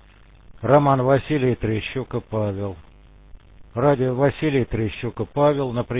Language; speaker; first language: Russian; native; Russian